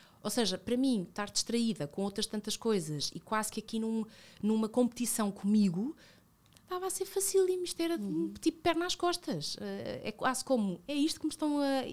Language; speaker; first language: Portuguese; early bilingual, other home language; Spanish